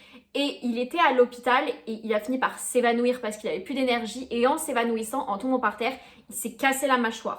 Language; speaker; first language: French; native; French